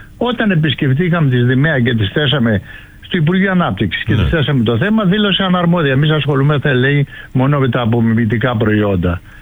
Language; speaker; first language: Greek; native; Greek